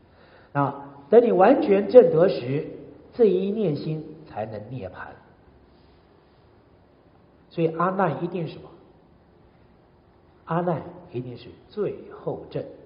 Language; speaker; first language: Chinese; native; Chinese